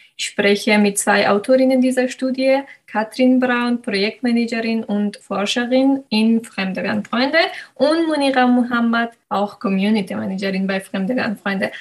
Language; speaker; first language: German; non-native, fluent; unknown